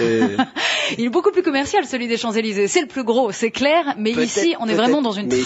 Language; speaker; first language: French; native; French